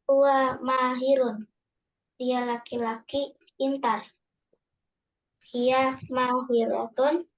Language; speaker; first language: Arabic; non-native, learner; Indonesian